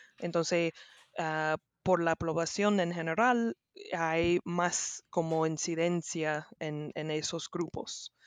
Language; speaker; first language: Spanish; non-native, learner; English